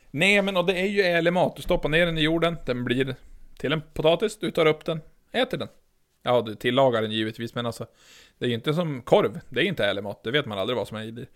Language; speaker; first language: Swedish; native; Swedish